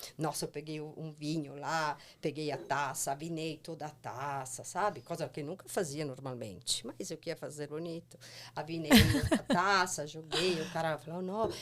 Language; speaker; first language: Portuguese; non-native, fluent; Italian